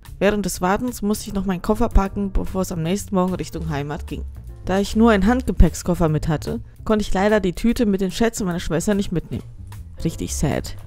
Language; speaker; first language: German; native; German